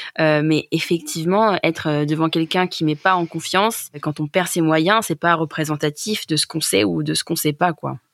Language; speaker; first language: French; native; French